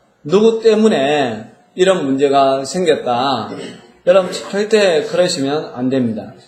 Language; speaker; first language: Korean; native; Korean